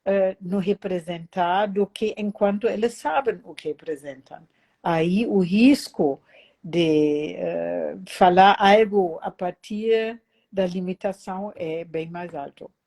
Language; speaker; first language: Portuguese; non-native, fluent; German